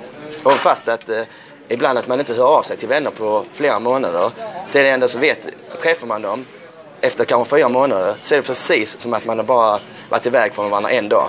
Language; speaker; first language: Swedish; native; Swedish